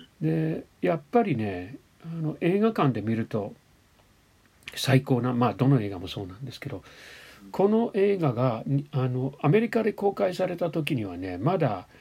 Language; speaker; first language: Japanese; non-native, fluent; English